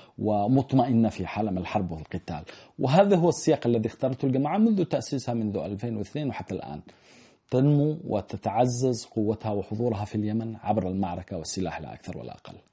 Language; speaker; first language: Arabic; native; Arabic